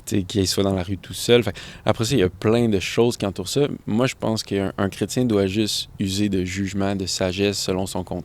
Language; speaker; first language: French; native; French